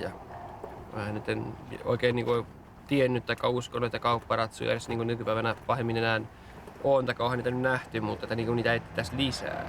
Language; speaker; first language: Finnish; native; Finnish